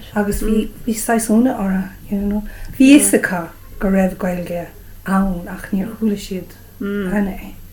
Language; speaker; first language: Irish; non-native, local second language; English